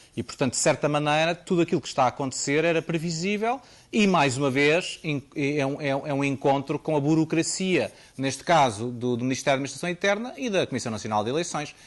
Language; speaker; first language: Portuguese; native; Portuguese